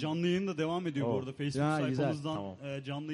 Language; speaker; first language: Turkish; native; Turkish